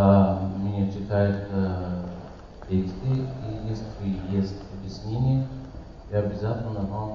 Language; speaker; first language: Russian; non-native, learner; Persian